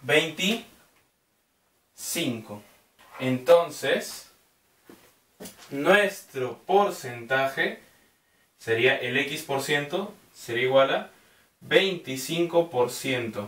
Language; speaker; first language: Spanish; native; Spanish